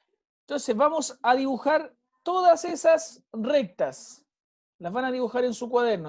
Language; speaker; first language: Spanish; native; Spanish